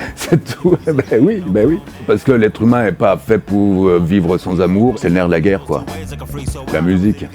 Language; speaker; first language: French; native; French